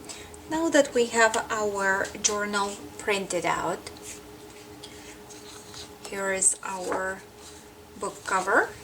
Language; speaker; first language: English; non-native, fluent; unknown